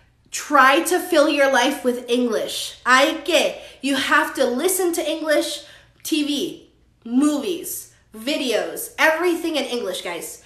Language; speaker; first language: English; early bilingual, other home language; Spanish